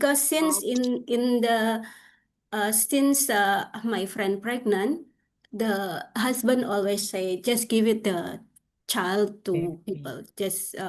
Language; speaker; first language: English; non-native, learner; Indonesian